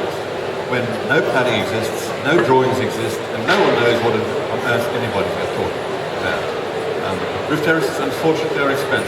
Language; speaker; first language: English; native; English